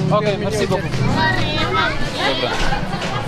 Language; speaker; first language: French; non-native, learner; Polish